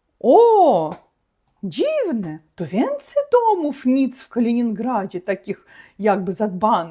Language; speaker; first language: Polish; non-native, learner; Russian